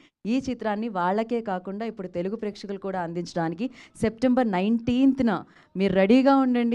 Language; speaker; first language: Telugu; native; Telugu